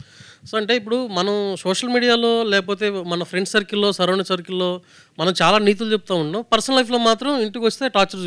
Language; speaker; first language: Telugu; native; Telugu